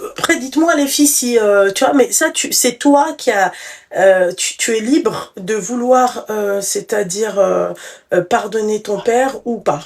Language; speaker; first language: French; native; French